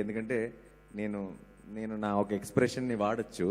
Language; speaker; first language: Telugu; native; Telugu